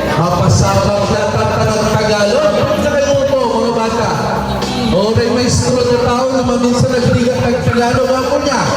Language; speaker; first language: Filipino; non-native, local second language; Iloko